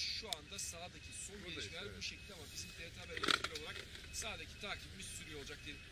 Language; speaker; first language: Turkish; native; Turkish